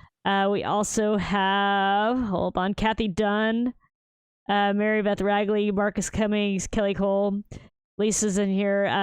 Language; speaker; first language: English; native; English